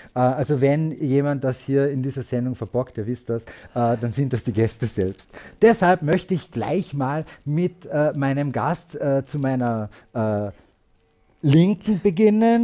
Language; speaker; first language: German; native; German